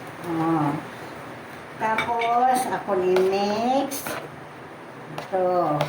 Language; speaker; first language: Filipino; non-native, local second language; Cebuano